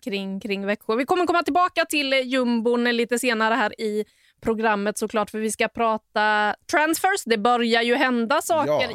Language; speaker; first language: Swedish; native; Swedish